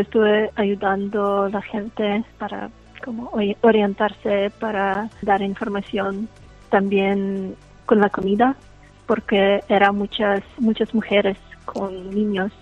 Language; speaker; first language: Spanish; non-native, learner; Ukrainian